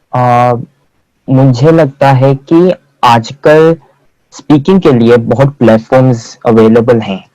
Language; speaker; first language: Hindi; non-native, fluent; Korean